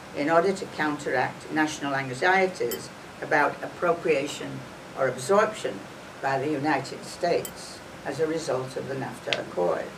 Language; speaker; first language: English; native; English